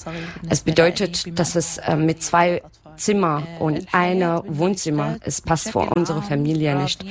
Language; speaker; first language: German; non-native, learner; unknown